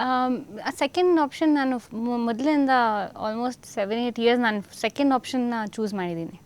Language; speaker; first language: Kannada; non-native, learner; Hindi